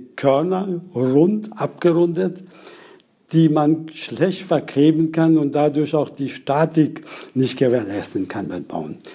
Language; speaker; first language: German; non-native, fluent; Persian